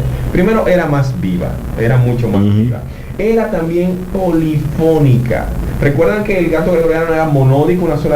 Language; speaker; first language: Spanish; native; Spanish